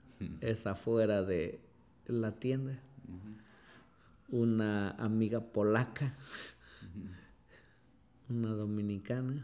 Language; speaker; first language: Spanish; non-native, local second language; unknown